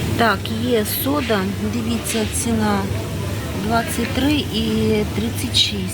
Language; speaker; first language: Ukrainian; non-native, local second language; Russian